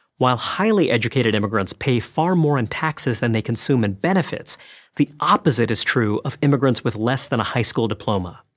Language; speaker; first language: English; early bilingual, other home language; Bangla